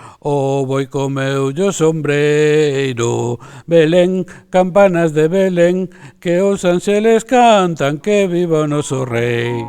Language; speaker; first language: Galician; native; Galician